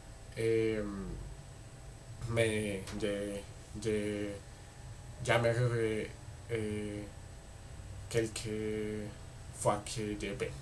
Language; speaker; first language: French; non-native, learner; Spanish